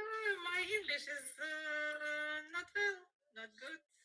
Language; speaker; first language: English; non-native, learner; Russian